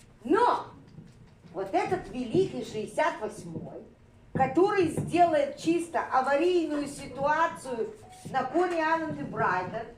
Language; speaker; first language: Russian; native; Russian